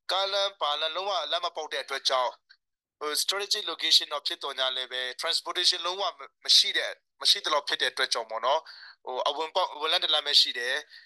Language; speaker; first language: Burmese; non-native, local second language; Hakha Chin